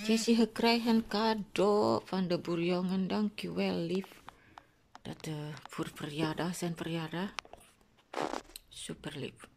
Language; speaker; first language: Dutch; non-native, learner; Indonesian